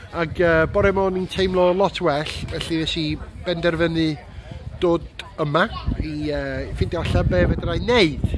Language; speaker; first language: Welsh; non-native, learner; English